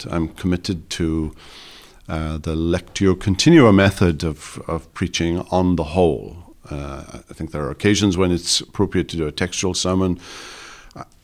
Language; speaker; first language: English; native; English